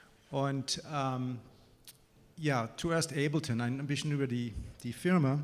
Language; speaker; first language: German; non-native, fluent; English